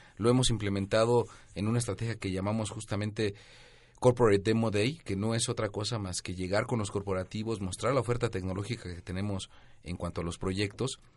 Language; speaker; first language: Spanish; native; Spanish